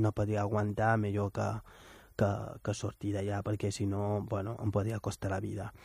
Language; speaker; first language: Catalan; non-native, fluent; Wolof